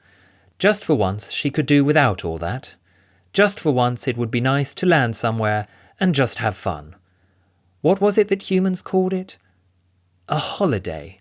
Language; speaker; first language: English; native; English